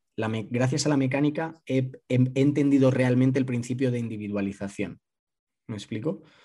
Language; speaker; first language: Spanish; native; Spanish